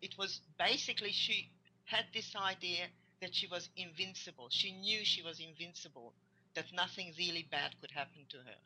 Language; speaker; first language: English; non-native, fluent; Hungarian